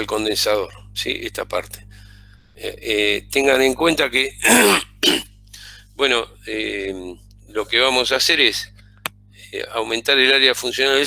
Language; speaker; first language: Spanish; native; Spanish